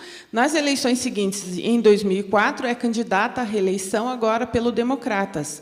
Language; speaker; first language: Portuguese; native; Portuguese